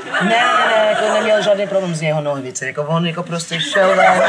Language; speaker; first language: Czech; non-native, fluent; English